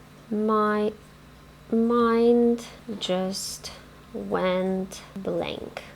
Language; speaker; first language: English; non-native, fluent; Ukrainian